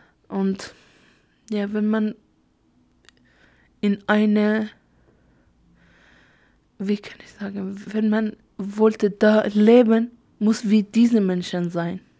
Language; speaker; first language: German; non-native, learner; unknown